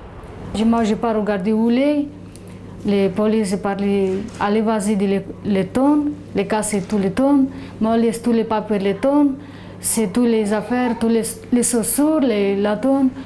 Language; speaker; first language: French; non-native, learner; Romanian